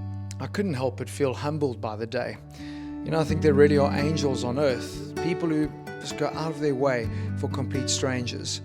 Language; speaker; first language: English; native; English